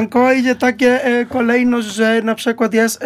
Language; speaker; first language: Polish; non-native, learner; Spanish